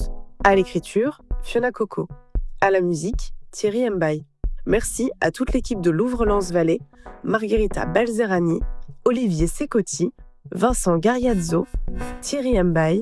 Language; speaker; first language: French; native; French